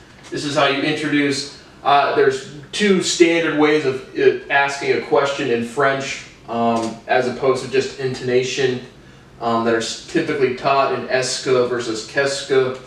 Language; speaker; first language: English; native; English